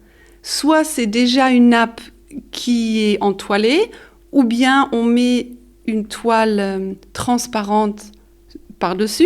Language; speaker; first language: French; early bilingual, heritage; French